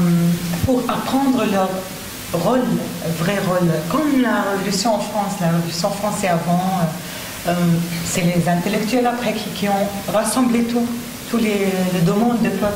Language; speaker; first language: French; non-native, learner; Arabic